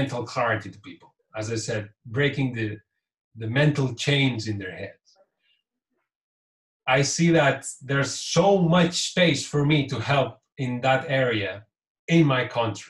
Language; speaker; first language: English; non-native, fluent; Catalan